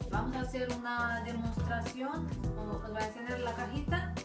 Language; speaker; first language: Spanish; non-native, fluent; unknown